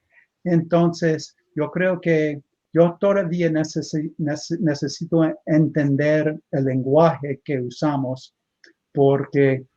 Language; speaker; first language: Spanish; non-native, fluent; English